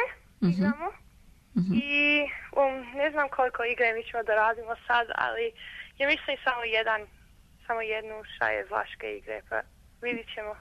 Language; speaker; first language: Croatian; early bilingual, heritage; Croatian